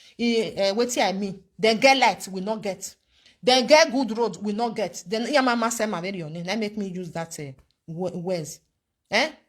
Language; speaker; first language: Nigerian Pidgin; non-native, local second language; Bini